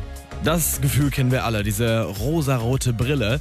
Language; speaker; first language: German; native; German